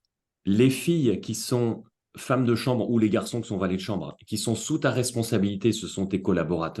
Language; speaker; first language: French; native; French